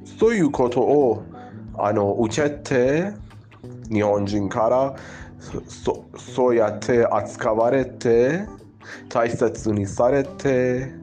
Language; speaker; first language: Japanese; non-native, fluent; Persian